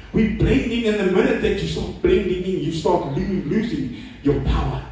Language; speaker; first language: English; non-native, local second language; Afrikaans